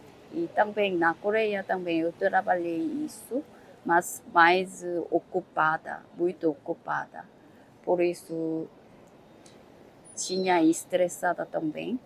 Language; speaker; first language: Portuguese; non-native, learner; Korean